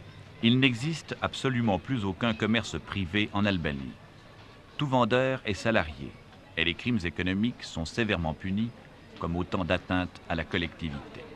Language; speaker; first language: French; native; French